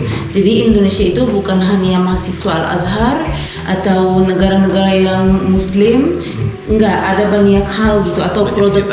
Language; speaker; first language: Indonesian; non-native, fluent; Arabic